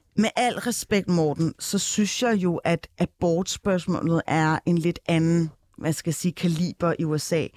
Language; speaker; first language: Danish; native; Danish